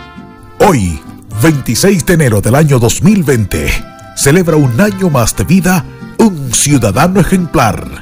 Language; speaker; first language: Spanish; native; Spanish